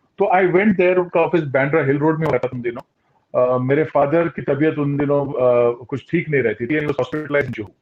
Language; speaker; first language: Hindi; non-native, local second language; Tulu